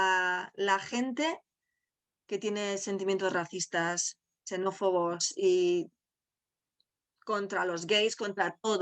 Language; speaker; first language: Spanish; non-native, local second language; Basque